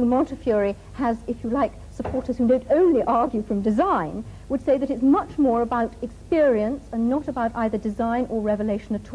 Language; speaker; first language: English; native; English